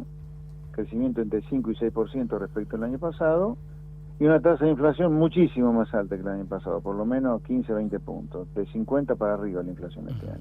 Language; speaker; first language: Spanish; native; Spanish